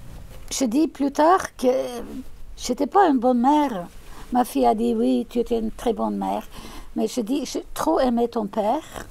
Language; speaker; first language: French; non-native, fluent; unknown